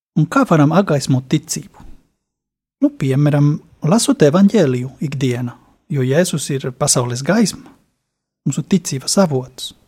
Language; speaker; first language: Latvian; non-native, fluent; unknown